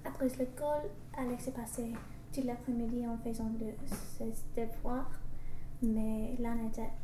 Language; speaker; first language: French; non-native, learner; English